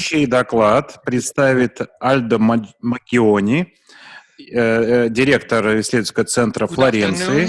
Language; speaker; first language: Russian; native; Russian